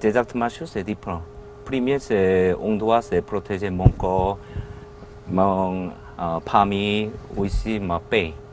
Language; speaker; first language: French; non-native, learner; Korean